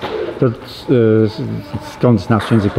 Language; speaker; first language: Polish; native; Polish